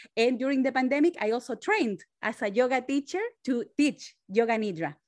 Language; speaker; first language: English; non-native, fluent; Spanish